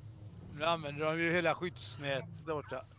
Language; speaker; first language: Swedish; native; Swedish